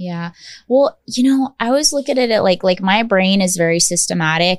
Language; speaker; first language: English; native; English